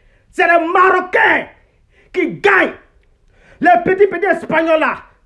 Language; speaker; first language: French; non-native, learner; English